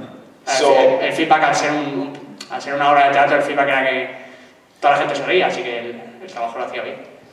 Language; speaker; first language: Spanish; native; Spanish